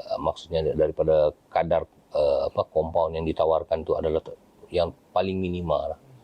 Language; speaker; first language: Malay; native; Malay